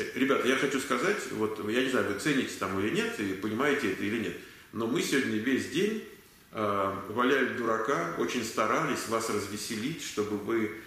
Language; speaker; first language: Russian; native; Russian